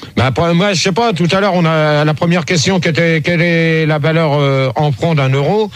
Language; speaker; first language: French; native; French